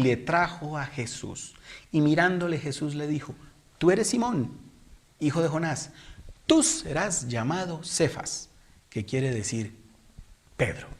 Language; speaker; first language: Spanish; native; Spanish